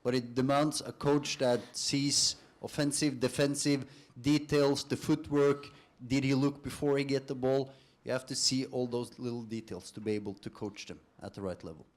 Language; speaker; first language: English; non-native, fluent; Norwegian